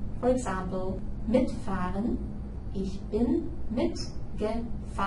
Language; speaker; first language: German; non-native, fluent; English